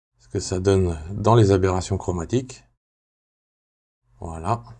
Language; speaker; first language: French; native; French